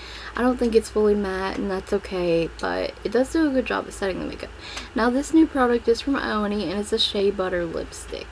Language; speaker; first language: English; native; English